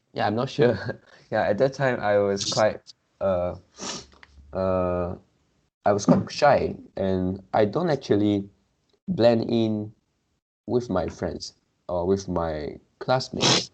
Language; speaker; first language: English; non-native, local second language; Chinese